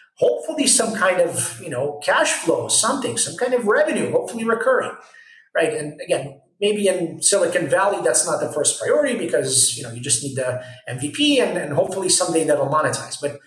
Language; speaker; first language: English; native; English